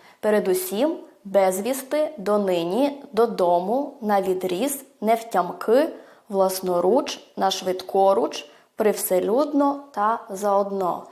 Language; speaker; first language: Ukrainian; early bilingual, heritage; Ukrainian